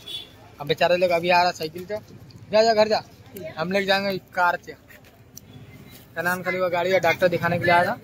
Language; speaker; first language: Hindi; non-native, local second language; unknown